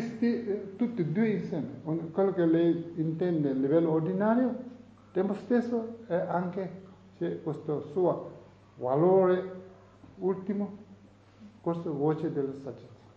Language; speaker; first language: Italian; non-native, learner; Tibetan